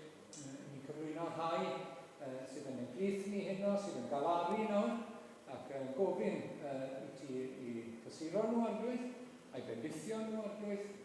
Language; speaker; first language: Welsh; native; Welsh